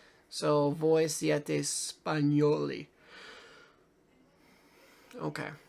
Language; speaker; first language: Italian; non-native, learner; English